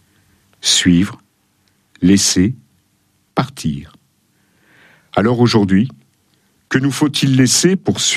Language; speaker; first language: French; native; French